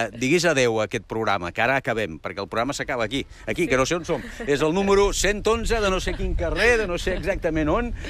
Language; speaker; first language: Catalan; native; Catalan